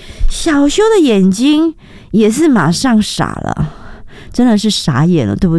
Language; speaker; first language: Chinese; native; Chinese